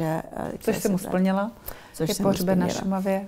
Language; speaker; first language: Czech; native; Czech